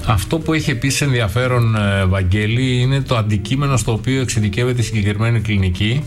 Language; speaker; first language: Greek; native; Greek